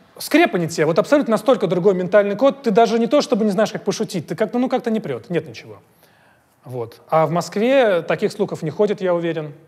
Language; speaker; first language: Russian; native; Russian